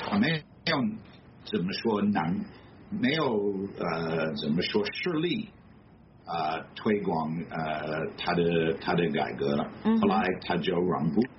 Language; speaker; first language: Chinese; non-native, fluent; English